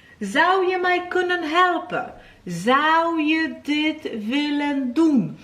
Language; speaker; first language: Dutch; non-native, fluent; Polish